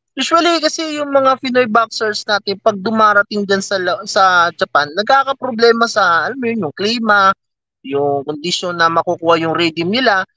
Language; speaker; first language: Filipino; native; Filipino